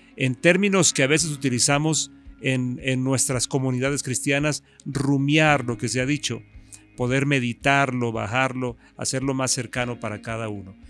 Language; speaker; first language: Spanish; native; Spanish